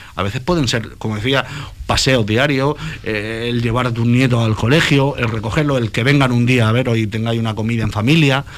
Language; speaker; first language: Spanish; native; Spanish